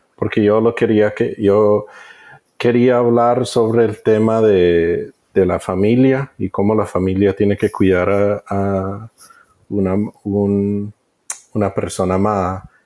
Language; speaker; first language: Spanish; early bilingual, heritage; Spanish